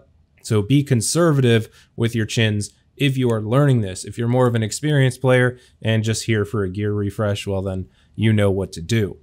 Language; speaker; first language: English; native; English